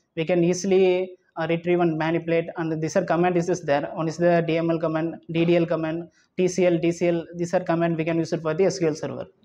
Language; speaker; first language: English; non-native, local second language; Tamil